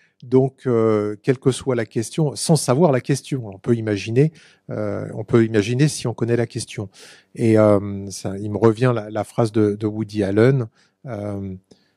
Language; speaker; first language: French; native; French